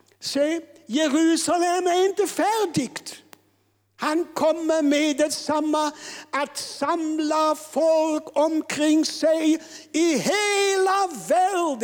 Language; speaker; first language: Swedish; non-native, fluent; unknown